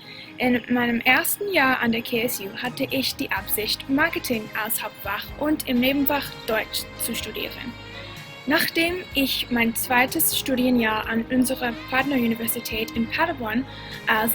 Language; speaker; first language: German; non-native, fluent; English